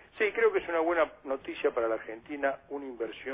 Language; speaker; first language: Spanish; native; Spanish